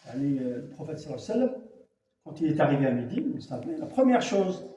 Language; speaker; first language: French; non-native, local second language; Arabic